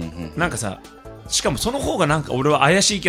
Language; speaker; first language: Japanese; native; Japanese